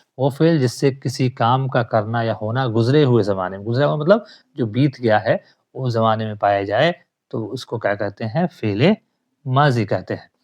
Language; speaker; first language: Urdu; native; Urdu